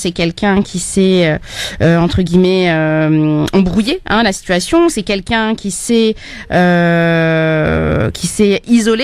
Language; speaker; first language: French; native; French